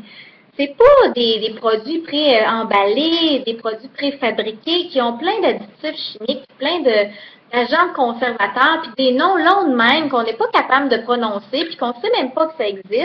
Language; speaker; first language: French; native; French